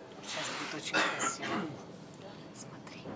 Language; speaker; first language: Russian; native; Russian